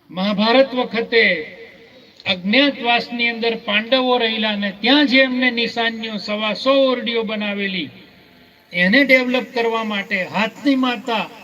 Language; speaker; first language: Gujarati; native; Gujarati